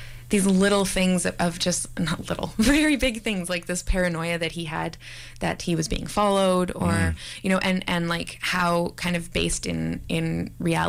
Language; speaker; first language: English; native; English